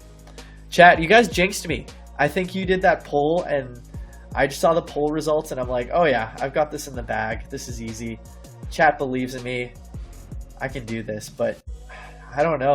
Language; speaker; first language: English; native; English